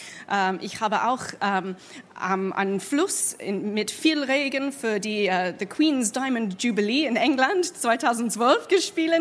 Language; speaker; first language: German; non-native, learner; English